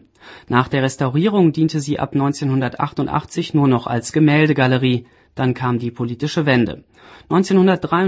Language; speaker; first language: German; native; German